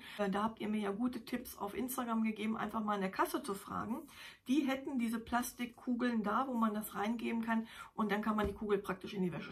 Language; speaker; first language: German; native; German